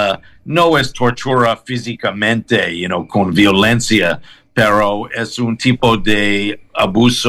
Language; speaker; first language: Spanish; non-native, learner; English